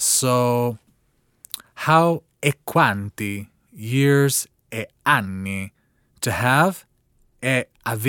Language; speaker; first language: Italian; non-native, learner; English